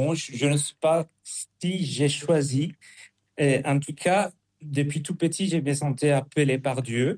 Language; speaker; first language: French; non-native, fluent; Spanish